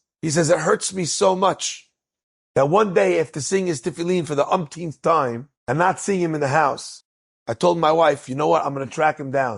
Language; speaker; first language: English; native; English